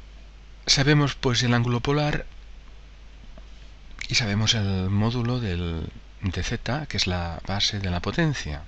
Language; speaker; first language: Spanish; native; Spanish